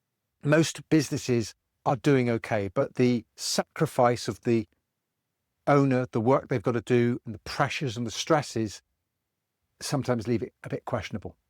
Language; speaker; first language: English; native; English